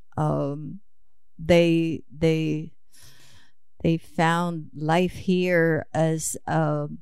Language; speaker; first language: English; non-native, local second language; Filipino